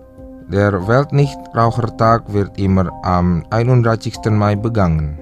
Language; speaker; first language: German; non-native, fluent; Indonesian